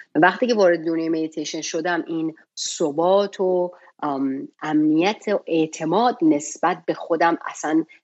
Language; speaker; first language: Persian; native; Persian